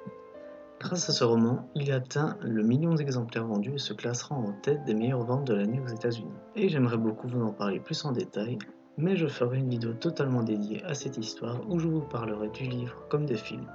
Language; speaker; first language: French; native; French